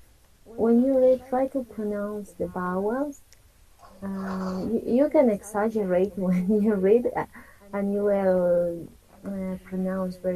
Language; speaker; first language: English; non-native, fluent; Spanish